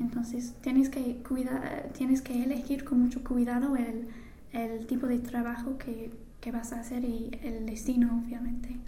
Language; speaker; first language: Spanish; non-native, fluent; English